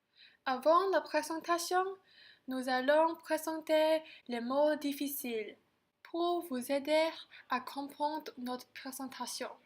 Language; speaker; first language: French; non-native, learner; Chinese